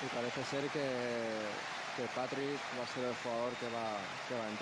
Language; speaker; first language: Spanish; native; Spanish